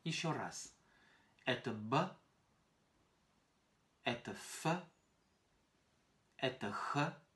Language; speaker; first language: Russian; non-native, fluent; French